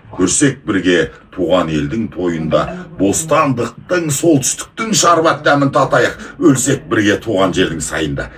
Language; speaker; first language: Kazakh; early bilingual, heritage; Kazakh